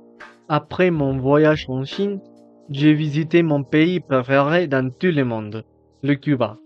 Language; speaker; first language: French; non-native, learner; Spanish